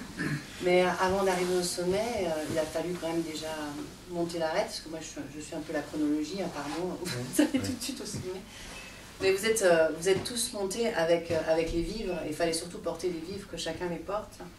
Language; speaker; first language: French; native; French